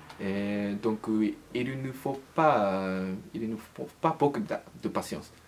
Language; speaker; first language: French; non-native, learner; Japanese